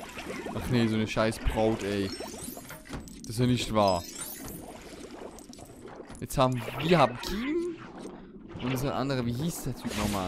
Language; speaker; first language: German; native; German